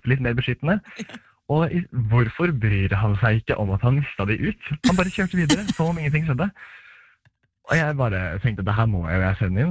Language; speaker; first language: Norwegian; native; Norwegian